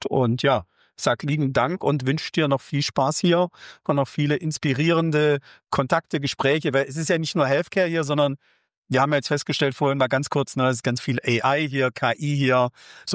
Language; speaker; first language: German; native; German